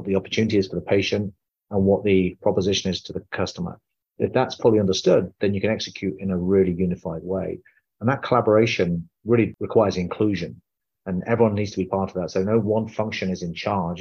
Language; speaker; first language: English; native; English